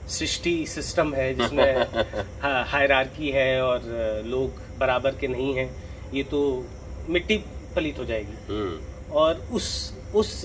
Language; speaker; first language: Hindi; native; Hindi